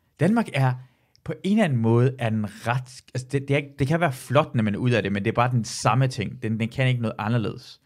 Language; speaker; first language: Danish; early bilingual, other home language; Persian